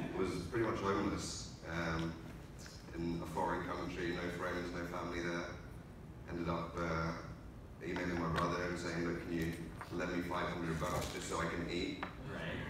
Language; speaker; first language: English; native; English